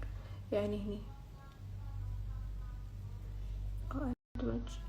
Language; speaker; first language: Arabic; native; Arabic